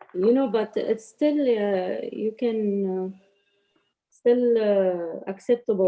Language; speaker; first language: English; non-native, learner; Arabic